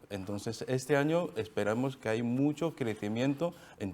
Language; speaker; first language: Spanish; non-native, learner; Chinese